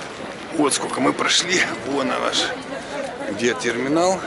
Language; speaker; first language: Russian; native; Russian